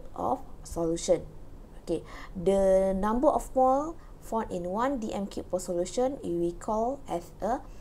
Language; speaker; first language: English; non-native, local second language; Malay